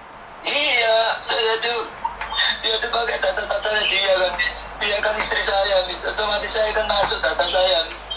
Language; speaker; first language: Indonesian; non-native, local second language; Javanese